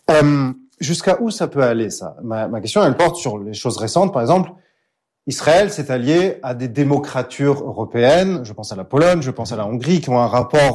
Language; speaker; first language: French; native; French